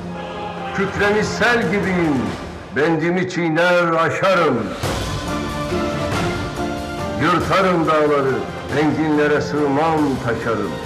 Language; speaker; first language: Turkish; native; Turkish